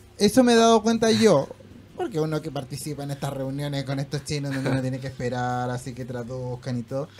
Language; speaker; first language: Spanish; native; Spanish